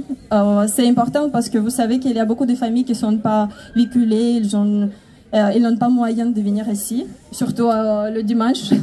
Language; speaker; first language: French; non-native, fluent; Ukrainian